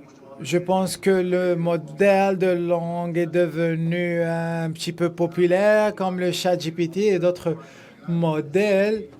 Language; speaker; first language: French; non-native, fluent; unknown